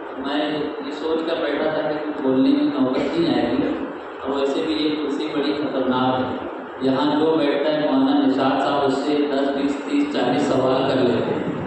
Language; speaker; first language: Urdu; native; Urdu